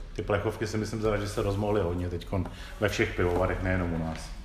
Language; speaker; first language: Czech; early bilingual, other home language; Greek